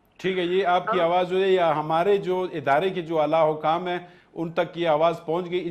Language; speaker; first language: Urdu; non-native, local second language; Pashto